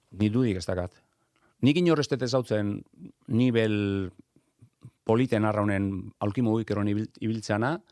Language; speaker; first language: Basque; native; Basque